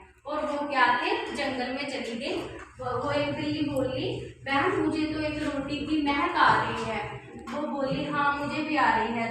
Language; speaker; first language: Hindi; native; Hindi